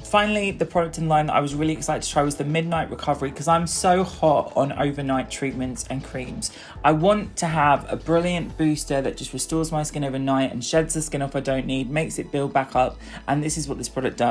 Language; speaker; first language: English; native; English